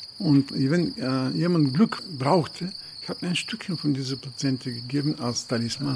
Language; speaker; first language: German; non-native, fluent; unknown